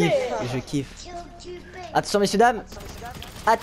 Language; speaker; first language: French; native; French